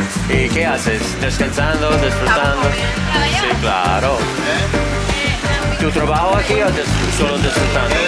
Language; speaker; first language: Spanish; non-native, learner; English